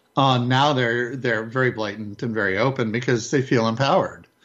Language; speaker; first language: English; native; English